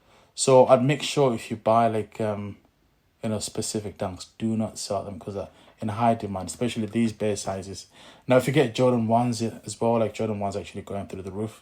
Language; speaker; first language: English; native; English